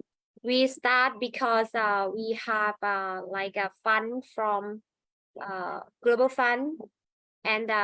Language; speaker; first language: English; non-native, learner; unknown